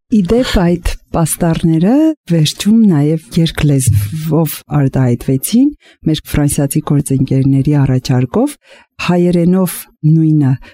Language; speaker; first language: Armenian; native; Armenian